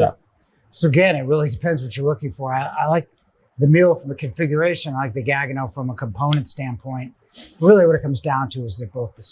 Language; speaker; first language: English; native; English